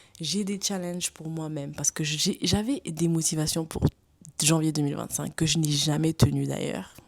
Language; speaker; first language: French; non-native, local second language; Wolof